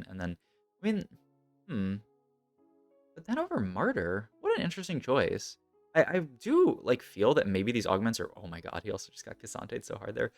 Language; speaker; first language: English; native; English